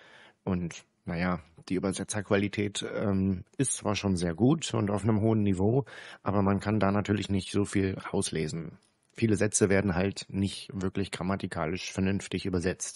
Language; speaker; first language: German; native; German